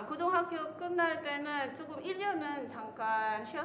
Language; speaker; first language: Korean; non-native, fluent; Filipino